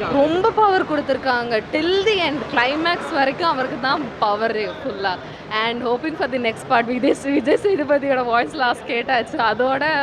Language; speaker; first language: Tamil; non-native, local second language; Malayalam